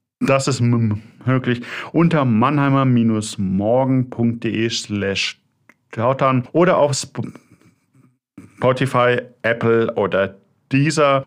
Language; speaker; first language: German; native; German